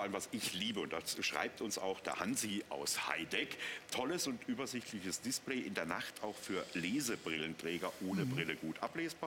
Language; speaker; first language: German; native; German